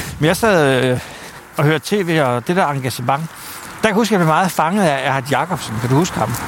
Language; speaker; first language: Danish; native; Danish